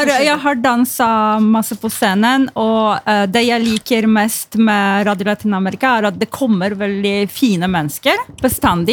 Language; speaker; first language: Norwegian; non-native, fluent; Polish